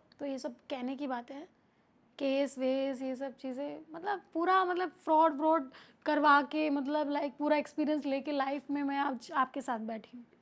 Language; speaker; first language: Hindi; native; Hindi